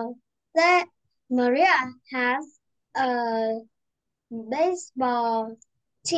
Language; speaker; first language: English; non-native, learner; Vietnamese